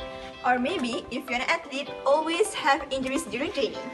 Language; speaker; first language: English; non-native, local second language; Malay